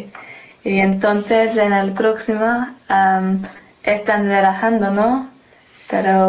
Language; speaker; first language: Spanish; non-native, learner; English